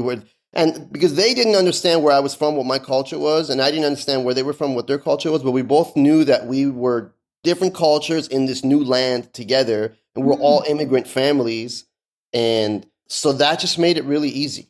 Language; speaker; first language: English; early bilingual, other home language; Persian